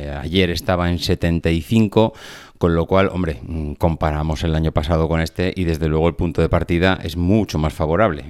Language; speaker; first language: Spanish; native; Spanish